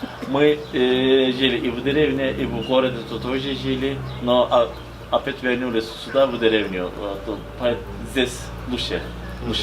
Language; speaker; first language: Russian; non-native, fluent; Turkish